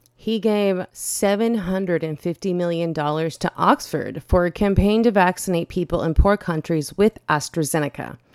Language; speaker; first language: English; native; English